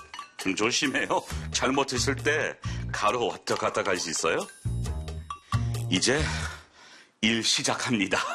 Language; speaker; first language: Korean; non-native, learner; English